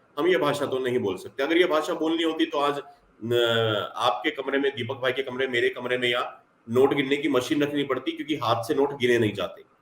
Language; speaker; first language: Hindi; native; Hindi